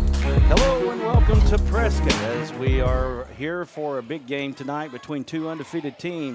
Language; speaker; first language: English; native; English